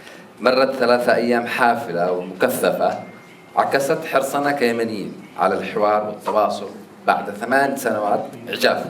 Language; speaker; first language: Arabic; native; Arabic